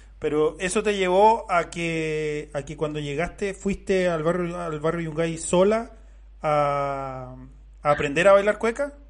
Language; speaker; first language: Spanish; native; Spanish